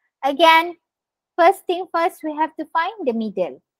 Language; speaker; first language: English; non-native, local second language; Malay